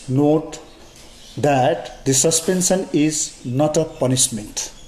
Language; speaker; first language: English; non-native, local second language; Nepali